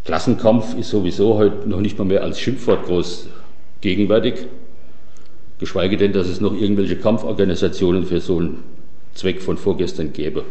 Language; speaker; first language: German; native; German